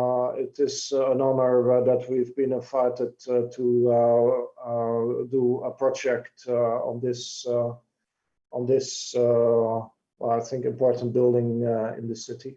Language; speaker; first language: English; non-native, fluent; Dutch